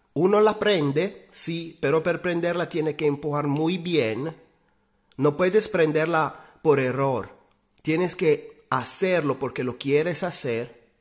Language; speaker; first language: Spanish; non-native, fluent; Italian